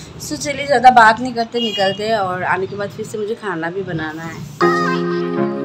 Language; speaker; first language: Hindi; non-native, local second language; Bangla